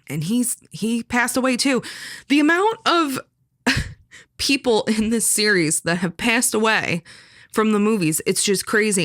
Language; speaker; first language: English; native; English